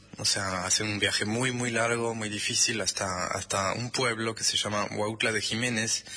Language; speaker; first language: Spanish; non-native, fluent; French